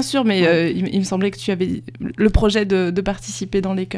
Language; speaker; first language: French; native; French